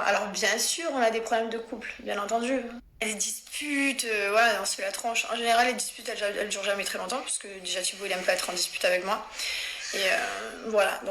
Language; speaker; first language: French; native; French